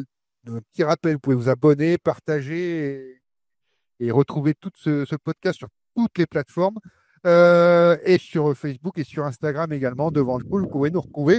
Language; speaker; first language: French; native; French